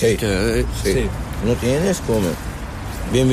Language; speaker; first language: Spanish; non-native, learner; Arabic